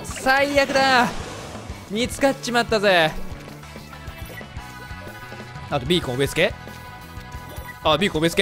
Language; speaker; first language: Japanese; native; Japanese